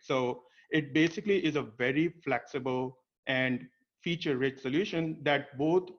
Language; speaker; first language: English; non-native, local second language; Hindi